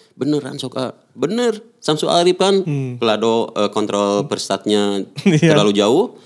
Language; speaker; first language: Indonesian; native; Indonesian